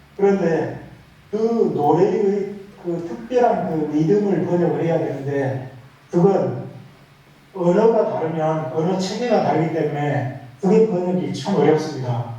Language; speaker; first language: Korean; native; Korean